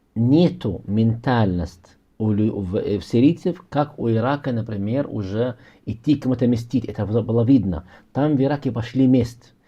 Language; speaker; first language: Russian; non-native, fluent; Arabic